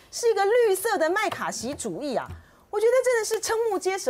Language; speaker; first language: Chinese; native; Chinese